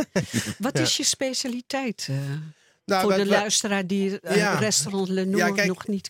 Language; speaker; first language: Dutch; native; Dutch